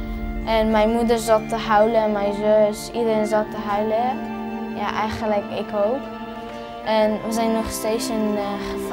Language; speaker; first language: Dutch; early bilingual, other home language; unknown